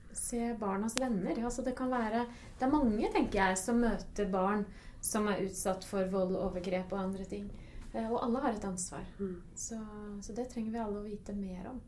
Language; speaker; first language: Norwegian; native; Norwegian